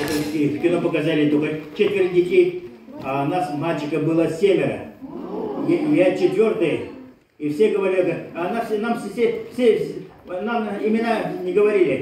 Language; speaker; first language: Russian; non-native, local second language; Yakut